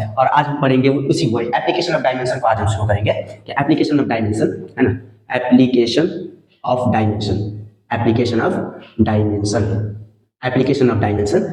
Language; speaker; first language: Hindi; non-native, local second language; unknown